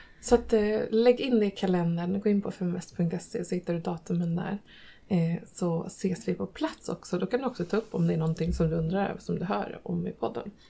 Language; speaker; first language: Swedish; native; Swedish